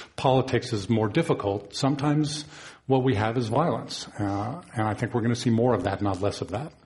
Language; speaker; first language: English; native; English